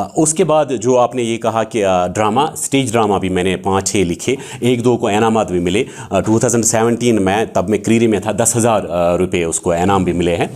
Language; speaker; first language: Urdu; non-native, local second language; Kashmiri